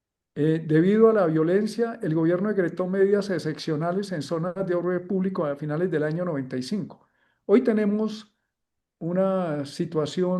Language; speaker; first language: Spanish; native; Spanish